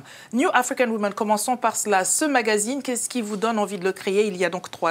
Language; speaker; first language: French; native; French